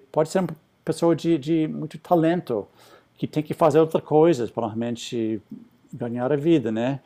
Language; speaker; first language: Portuguese; non-native, fluent; English